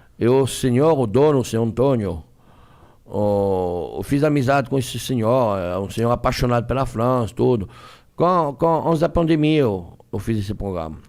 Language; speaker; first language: Portuguese; non-native, fluent; French